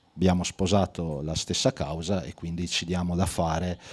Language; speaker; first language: Italian; native; Italian